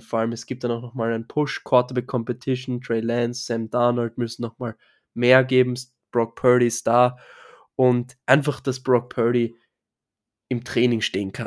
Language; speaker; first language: German; native; German